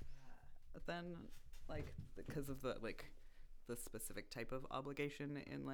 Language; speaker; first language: English; native; English